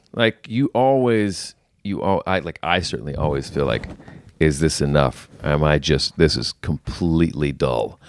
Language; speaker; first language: English; native; English